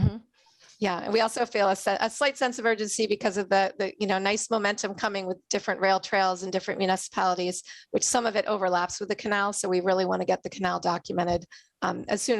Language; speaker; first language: English; native; English